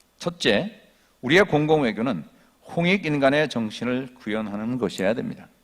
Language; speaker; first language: Korean; native; Korean